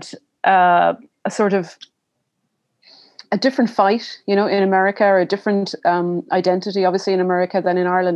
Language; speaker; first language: English; native; English